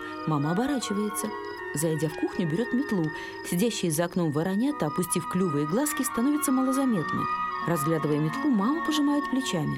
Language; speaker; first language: Russian; native; Russian